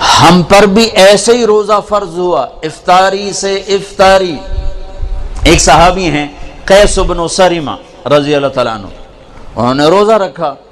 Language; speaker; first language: Urdu; non-native, local second language; Punjabi